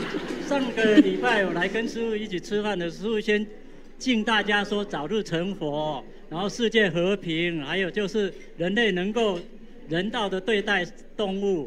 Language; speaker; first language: Chinese; native; Chinese